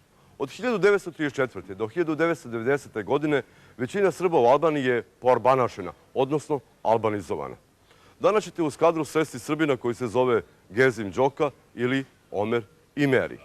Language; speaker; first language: Bosnian; native; Bosnian